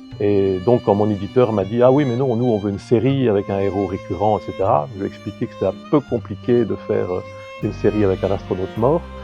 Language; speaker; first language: French; native; French